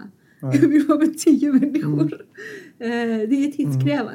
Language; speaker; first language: Swedish; non-native, fluent; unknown